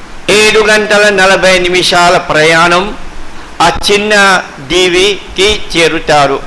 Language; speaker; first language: Telugu; early bilingual, heritage; Telugu